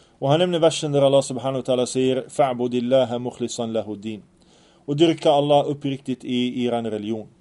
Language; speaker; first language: Swedish; early bilingual, other home language; Arabic